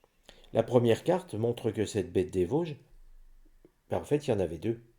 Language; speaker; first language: French; native; French